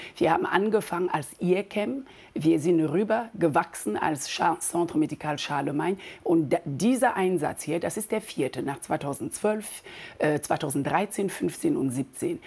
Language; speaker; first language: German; non-native, fluent; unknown